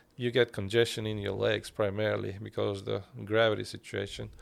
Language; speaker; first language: English; non-native, fluent; Turkish